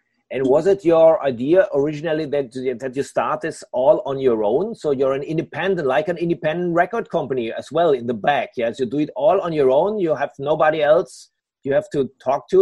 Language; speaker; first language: English; non-native, fluent; German